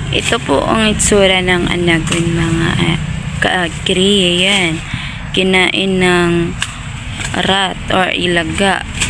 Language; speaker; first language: Filipino; non-native, local second language; Cebuano